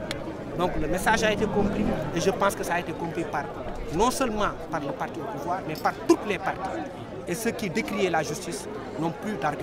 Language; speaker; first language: French; non-native, local second language; Wolof